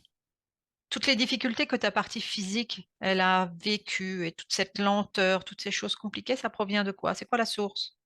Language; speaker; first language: French; native; French